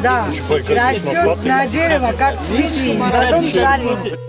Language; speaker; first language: Russian; non-native, learner; Georgian